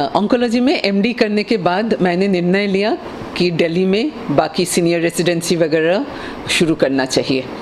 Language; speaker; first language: Hindi; non-native, local second language; Bangla